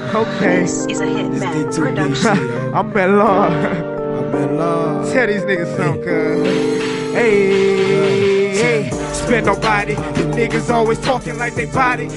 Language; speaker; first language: English; native; English